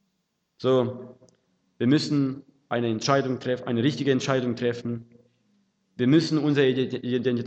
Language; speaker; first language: German; non-native, fluent; Russian